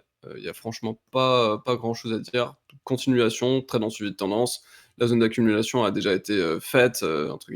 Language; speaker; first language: French; native; French